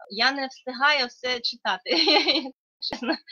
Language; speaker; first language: Ukrainian; non-native, local second language; Russian